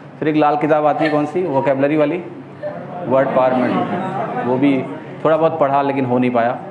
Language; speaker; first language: Hindi; native; Hindi